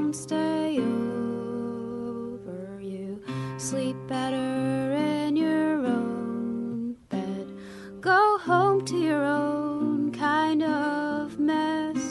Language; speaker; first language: English; native; English